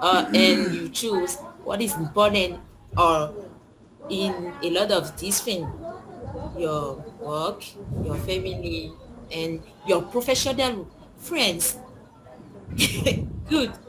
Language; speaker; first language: English; non-native, learner; French